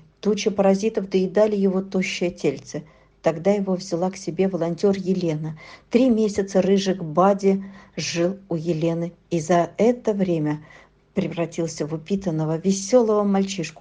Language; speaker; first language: Russian; native; Russian